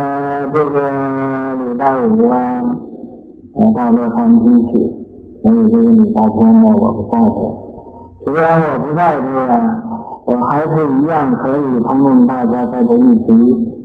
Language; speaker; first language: Chinese; native; Chinese